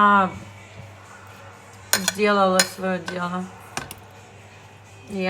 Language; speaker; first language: Russian; native; Russian